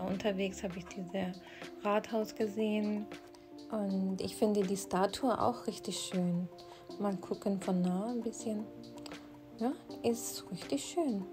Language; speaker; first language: German; non-native, fluent; Urdu